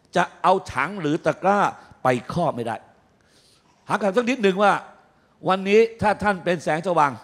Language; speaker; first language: Thai; native; Thai